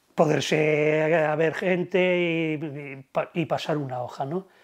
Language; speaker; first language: Spanish; native; Spanish